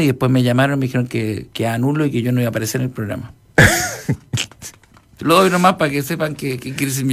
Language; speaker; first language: Spanish; native; Spanish